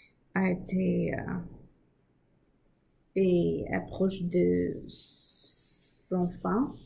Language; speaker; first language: French; non-native, learner; English